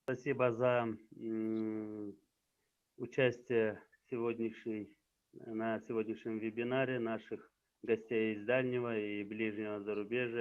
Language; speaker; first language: Russian; non-native, local second language; Kyrgyz